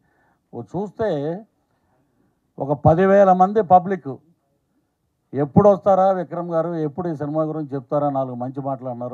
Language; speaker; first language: Telugu; native; Telugu